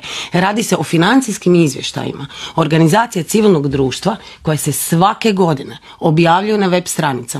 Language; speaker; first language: Croatian; native; Croatian